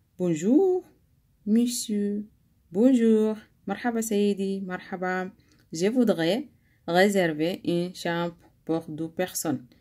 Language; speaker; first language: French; non-native, learner; Arabic